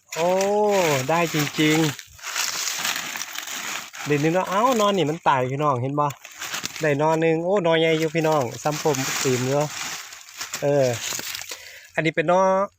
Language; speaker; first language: Thai; native; Thai